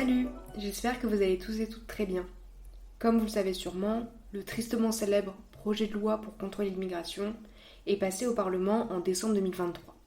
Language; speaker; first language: French; native; French